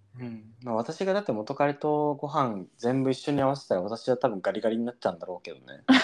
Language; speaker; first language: Japanese; early bilingual, heritage; Japanese